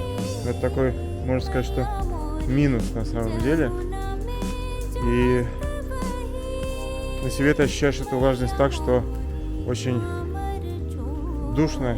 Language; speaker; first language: Russian; native; Russian